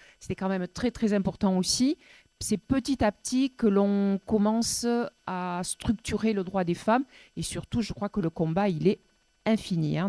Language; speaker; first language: French; native; French